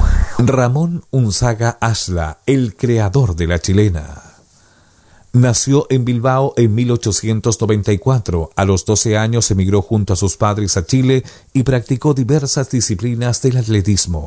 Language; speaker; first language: Spanish; native; Spanish